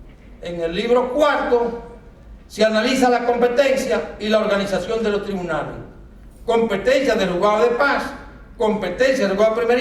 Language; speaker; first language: Spanish; native; Spanish